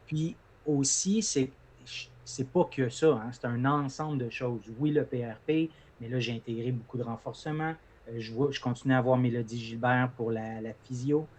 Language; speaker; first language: French; native; French